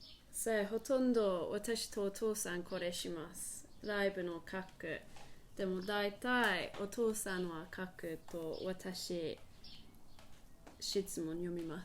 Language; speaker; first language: Japanese; non-native, learner; English